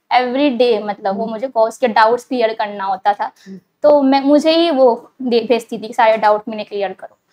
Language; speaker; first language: Hindi; native; Hindi